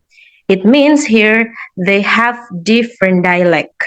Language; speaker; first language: English; non-native, learner; Indonesian